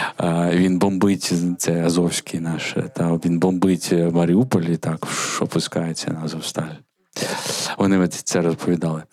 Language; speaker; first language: Ukrainian; native; Ukrainian